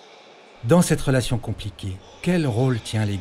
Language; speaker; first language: French; native; French